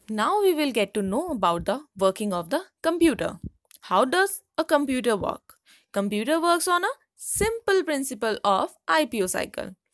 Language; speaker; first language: English; non-native, local second language; Hindi